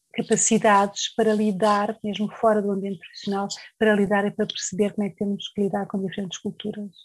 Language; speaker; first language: Portuguese; native; Portuguese